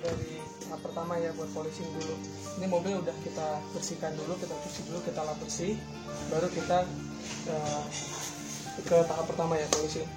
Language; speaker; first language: Indonesian; native; Indonesian